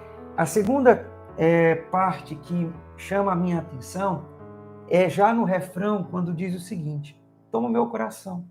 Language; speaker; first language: Portuguese; native; Portuguese